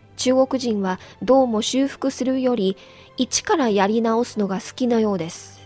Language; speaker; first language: Japanese; non-native, fluent; Chinese